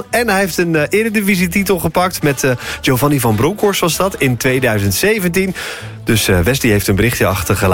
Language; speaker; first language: Dutch; native; Dutch